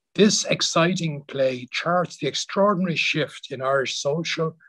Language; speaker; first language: English; native; English